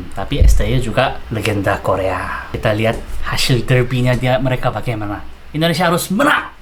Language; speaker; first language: Indonesian; non-native, fluent; Korean